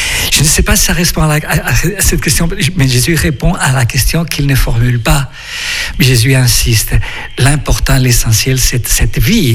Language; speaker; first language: French; non-native, fluent; Spanish